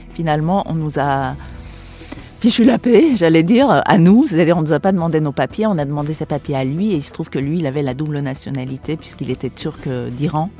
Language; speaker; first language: French; non-native, fluent; Persian